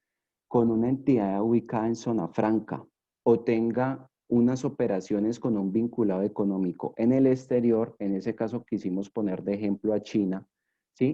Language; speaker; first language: Spanish; native; Spanish